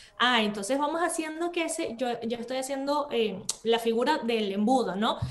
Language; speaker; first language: Spanish; native; Spanish